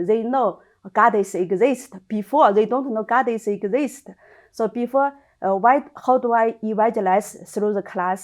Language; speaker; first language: English; non-native, learner; Chinese